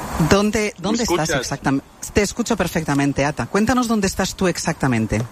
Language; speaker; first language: Spanish; native; Spanish